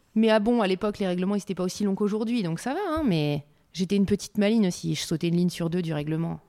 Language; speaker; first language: French; native; French